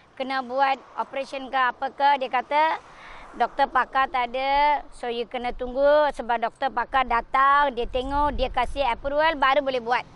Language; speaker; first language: Malay; non-native, local second language; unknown